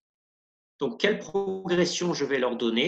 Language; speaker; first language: French; native; French